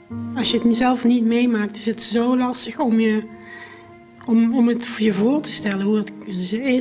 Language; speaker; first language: Dutch; native; Dutch